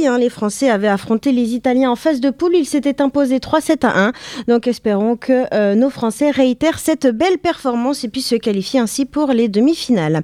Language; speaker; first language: French; native; French